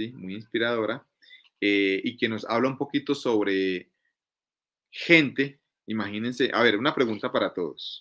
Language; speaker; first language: Spanish; native; Spanish